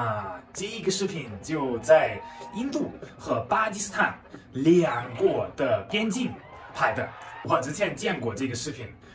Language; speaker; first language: Chinese; non-native, fluent; German